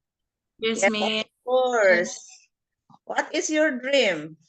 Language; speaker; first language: English; non-native, fluent; Indonesian